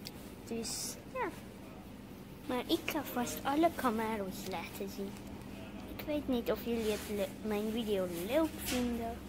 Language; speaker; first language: Dutch; non-native, learner; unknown